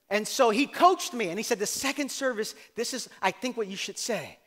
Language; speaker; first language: English; native; English